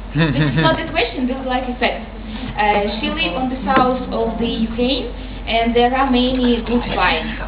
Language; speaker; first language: English; non-native, learner; Russian